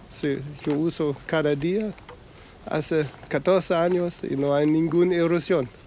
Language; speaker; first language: Spanish; non-native, fluent; German